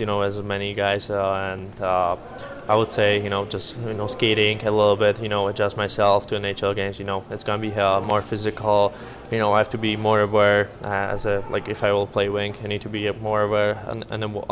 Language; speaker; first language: English; non-native, fluent; Slovak